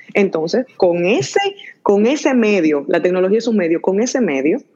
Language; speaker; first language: Spanish; native; Spanish